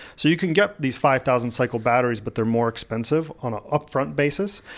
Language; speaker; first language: English; early bilingual, other home language; Russian